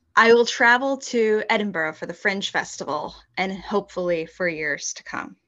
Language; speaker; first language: English; native; English